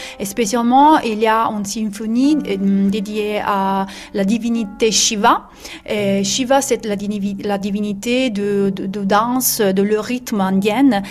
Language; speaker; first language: French; non-native, learner; Italian